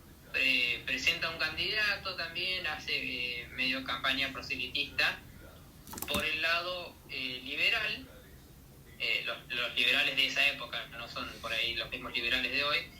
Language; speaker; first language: Spanish; native; Spanish